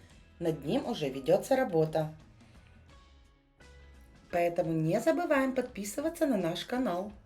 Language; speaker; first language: Russian; native; Russian